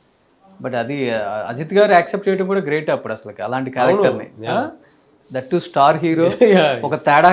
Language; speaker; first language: Telugu; native; Telugu